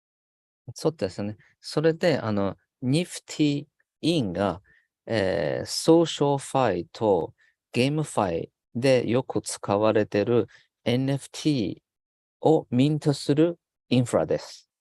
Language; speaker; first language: Japanese; non-native, fluent; Chinese